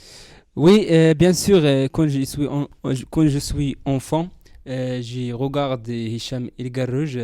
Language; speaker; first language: French; non-native, learner; Central Atlas Tamazight